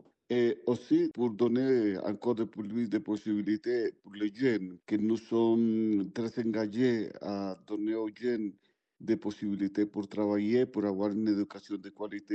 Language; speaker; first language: French; non-native, fluent; Spanish